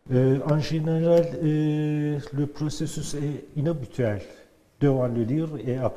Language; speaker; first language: French; non-native, learner; Turkish